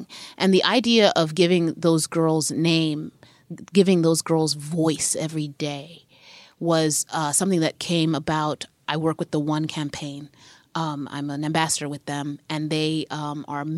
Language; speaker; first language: English; native; English